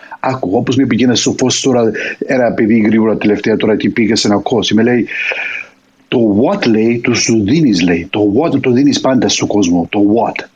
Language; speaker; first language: Greek; early bilingual, heritage; Greek